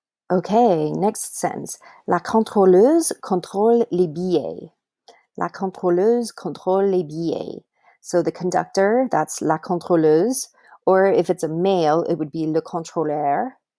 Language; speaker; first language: French; non-native, fluent; English